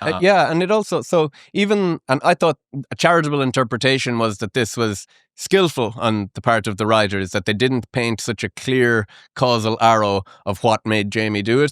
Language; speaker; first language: English; native; English